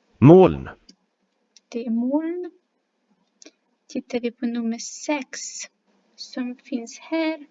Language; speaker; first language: Swedish; non-native, fluent; Ukrainian